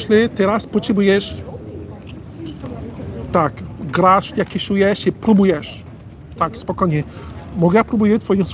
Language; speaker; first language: Polish; non-native, learner; French